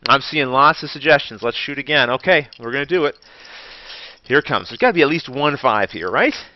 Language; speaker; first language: English; native; English